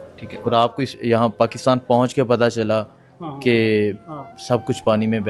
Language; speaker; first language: Urdu; native; Urdu